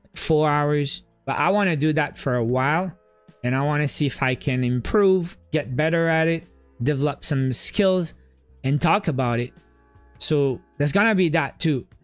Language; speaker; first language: English; native; English